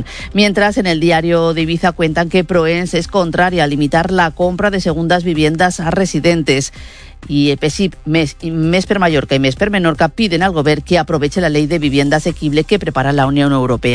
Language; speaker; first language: Spanish; native; Spanish